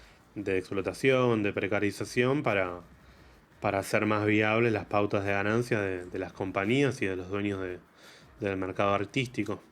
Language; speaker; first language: Spanish; native; Spanish